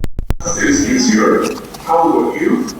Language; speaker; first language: English; non-native, learner; Indonesian